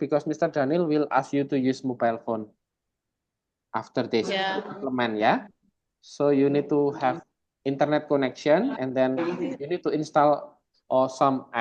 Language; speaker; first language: English; non-native, fluent; Indonesian